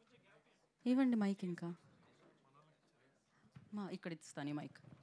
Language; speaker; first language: Telugu; native; Telugu